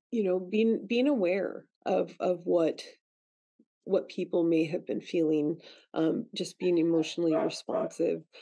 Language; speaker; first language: English; native; English